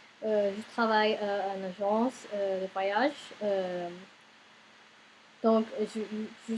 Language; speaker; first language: French; non-native, learner; English